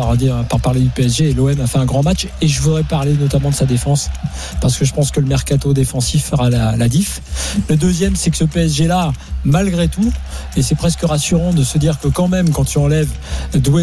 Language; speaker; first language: French; native; French